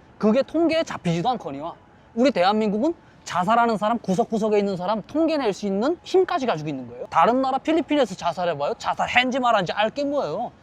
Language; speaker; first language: Korean; native; Korean